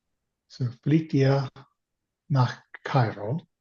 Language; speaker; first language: German; non-native, learner; English